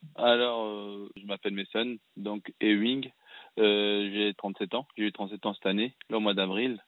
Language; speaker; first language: French; early bilingual, other home language; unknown